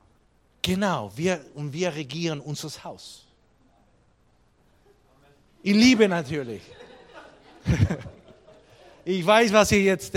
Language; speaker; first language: German; non-native, fluent; Spanish